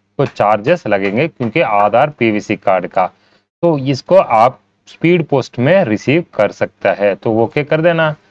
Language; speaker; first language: Hindi; non-native, local second language; Tamil